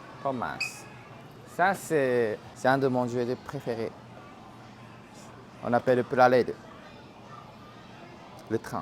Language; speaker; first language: French; non-native, fluent; Japanese